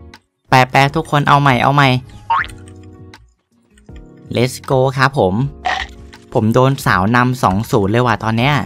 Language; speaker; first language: Thai; native; Thai